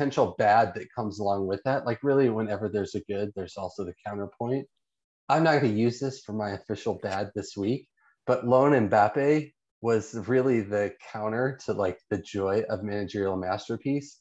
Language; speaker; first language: English; native; English